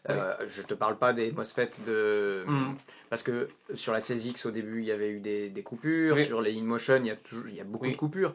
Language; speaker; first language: French; native; French